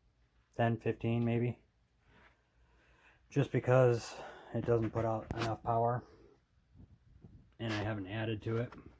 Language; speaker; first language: English; native; English